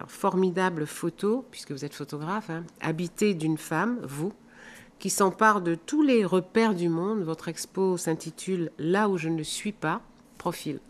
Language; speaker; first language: French; native; French